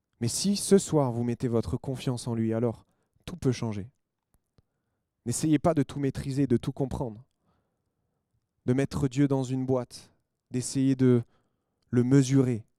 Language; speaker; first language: French; native; French